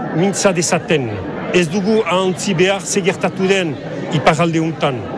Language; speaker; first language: Basque; native; Basque